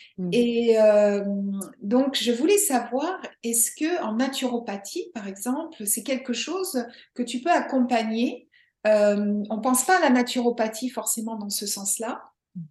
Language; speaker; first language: French; native; French